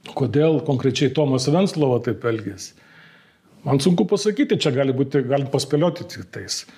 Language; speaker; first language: Lithuanian; native; Lithuanian